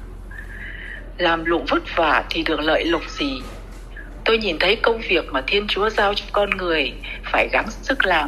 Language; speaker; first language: Vietnamese; native; Vietnamese